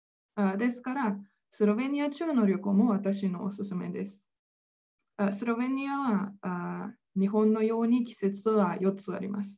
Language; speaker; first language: Japanese; non-native, fluent; Slovenian